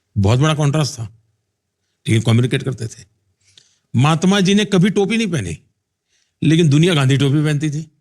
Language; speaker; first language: Hindi; non-native, local second language; Gujarati